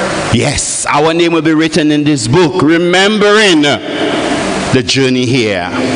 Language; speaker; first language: English; non-native, local second language; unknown